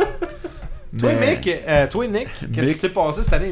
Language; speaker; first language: French; native; French